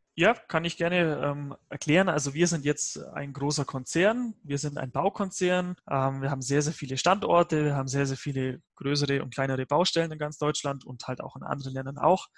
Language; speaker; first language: German; native; German